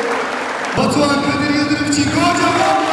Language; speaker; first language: Turkish; native; Turkish